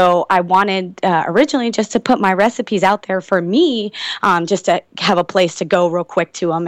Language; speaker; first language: English; native; English